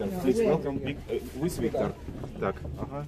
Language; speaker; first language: English; non-native, learner; Russian